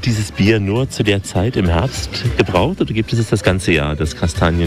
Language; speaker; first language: German; native; German